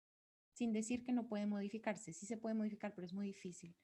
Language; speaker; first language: Spanish; native; Spanish